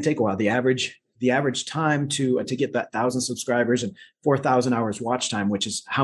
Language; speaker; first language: English; native; English